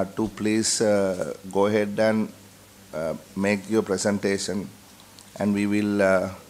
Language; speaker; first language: English; non-native, local second language; Sinhala